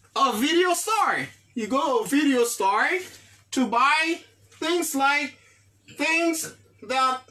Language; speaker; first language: English; non-native, fluent; Haitian Creole